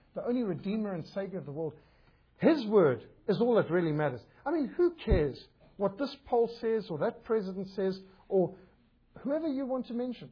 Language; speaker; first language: English; native; English